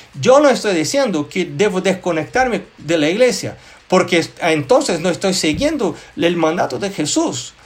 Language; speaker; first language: Spanish; non-native, fluent; Portuguese